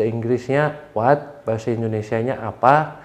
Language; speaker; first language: Indonesian; native; Indonesian